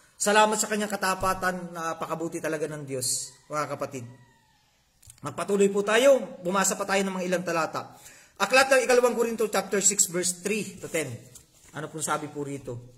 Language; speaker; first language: Filipino; native; Filipino